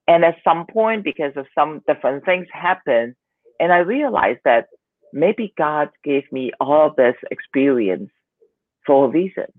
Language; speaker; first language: English; non-native, local second language; Cantonese